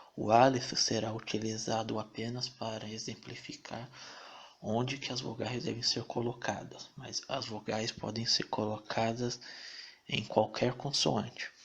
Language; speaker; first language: Portuguese; native; Portuguese